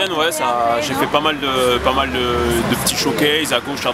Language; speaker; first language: French; native; French